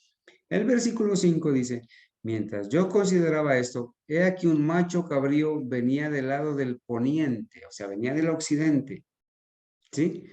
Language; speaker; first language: Spanish; native; Spanish